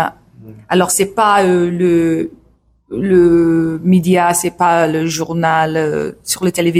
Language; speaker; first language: French; non-native, learner; English